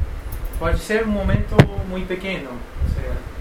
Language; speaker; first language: Portuguese; non-native, learner; Spanish